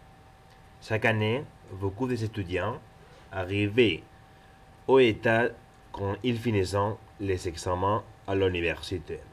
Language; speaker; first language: French; non-native, learner; Spanish